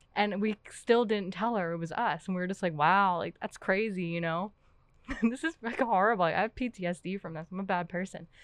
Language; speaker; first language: English; native; English